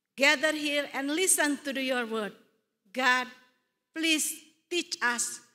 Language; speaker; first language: English; non-native, fluent; Indonesian